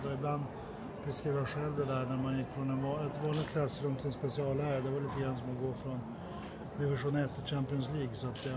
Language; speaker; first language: Swedish; native; Swedish